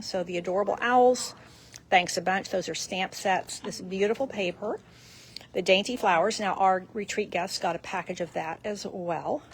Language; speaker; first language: English; native; English